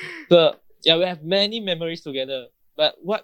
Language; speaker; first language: English; non-native, local second language; Chinese